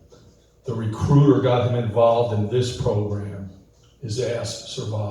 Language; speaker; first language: English; native; English